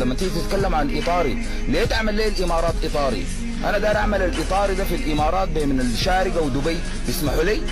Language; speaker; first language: Arabic; native; Arabic